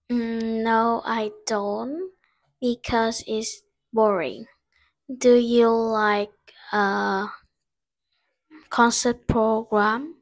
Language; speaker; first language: English; non-native, learner; Vietnamese